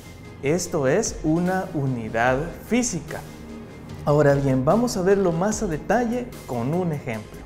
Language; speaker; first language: Spanish; native; Spanish